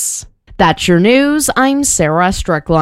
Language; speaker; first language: English; native; English